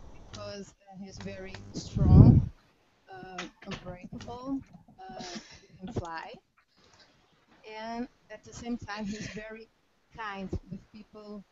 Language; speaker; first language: English; non-native, learner; Portuguese